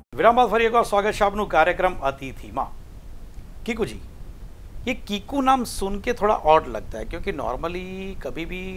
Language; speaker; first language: Hindi; non-native, local second language; Gujarati